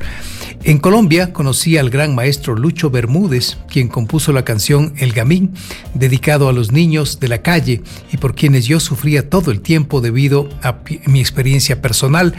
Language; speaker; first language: Spanish; native; Spanish